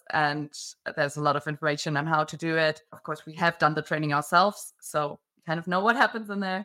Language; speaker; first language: English; non-native, fluent; German